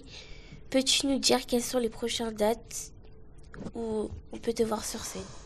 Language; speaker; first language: French; native; French